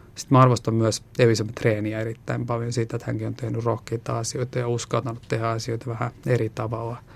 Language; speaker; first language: Finnish; non-native, local second language; Swedish